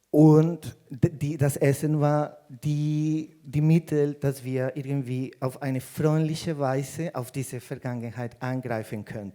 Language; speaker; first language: German; non-native, fluent; Spanish